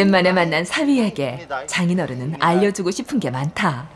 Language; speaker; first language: Korean; native; Korean